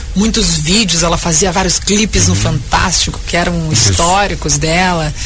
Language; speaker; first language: Portuguese; native; Portuguese